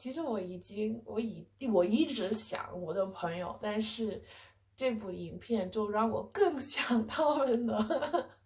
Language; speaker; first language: Chinese; non-native, fluent; English